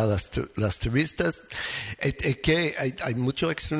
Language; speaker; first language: Spanish; non-native, fluent; English